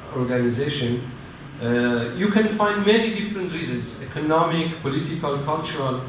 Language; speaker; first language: English; non-native, fluent; Persian